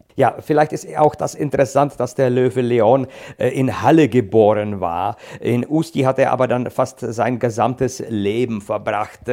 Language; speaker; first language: German; non-native, fluent; Czech